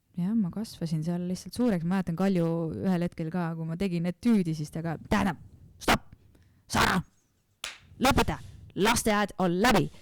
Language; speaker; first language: Estonian; native; Estonian